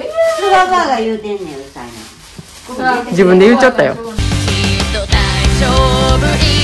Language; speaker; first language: Japanese; native; Japanese